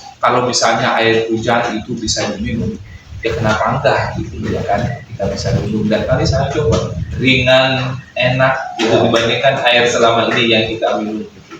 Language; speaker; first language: Indonesian; non-native, fluent; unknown